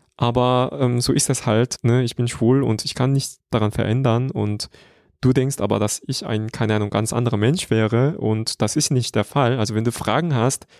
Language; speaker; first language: German; non-native, fluent; Korean